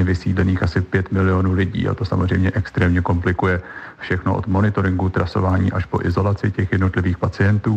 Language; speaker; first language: Czech; native; Czech